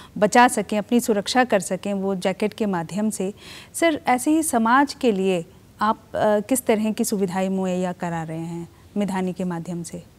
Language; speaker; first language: Hindi; native; Hindi